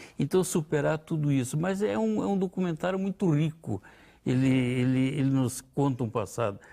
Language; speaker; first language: Portuguese; early bilingual, other home language; Ukrainian